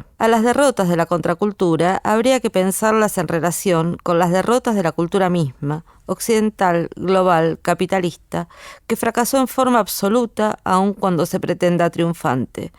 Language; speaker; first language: Spanish; native; Spanish